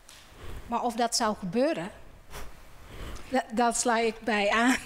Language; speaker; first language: Dutch; non-native, fluent; Indonesian